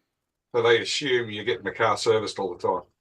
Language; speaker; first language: English; native; English